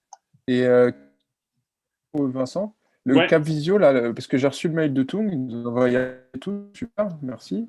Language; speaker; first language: French; native; French